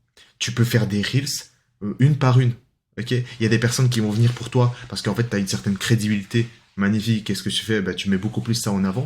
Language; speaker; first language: French; native; French